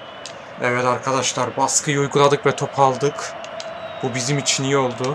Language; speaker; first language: Turkish; native; Turkish